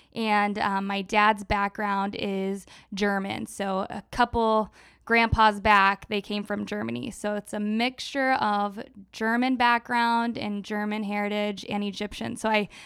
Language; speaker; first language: English; early bilingual, other home language; Arabic